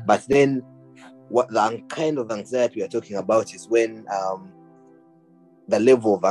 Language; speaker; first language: English; non-native, local second language; Ganda